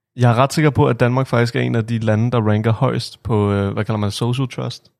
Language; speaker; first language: Danish; early bilingual, other home language; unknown